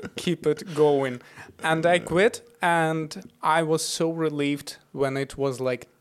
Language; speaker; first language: English; non-native, fluent; Russian